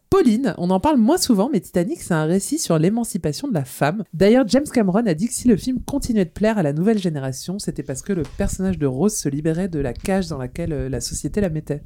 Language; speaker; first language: French; native; French